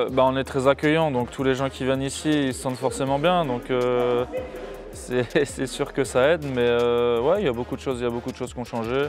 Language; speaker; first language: French; native; French